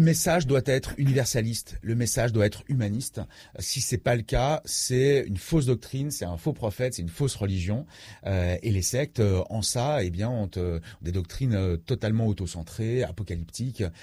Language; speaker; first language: French; native; French